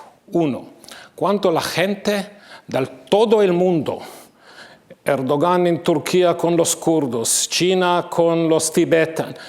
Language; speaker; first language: Spanish; non-native, fluent; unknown